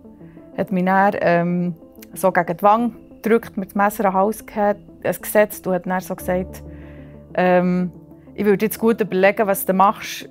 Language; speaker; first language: German; native; German